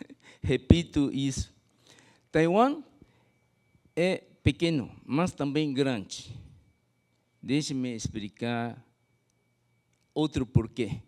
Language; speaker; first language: Portuguese; non-native, fluent; Chinese